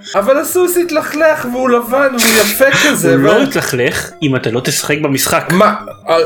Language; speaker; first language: Hebrew; early bilingual, other home language; Russian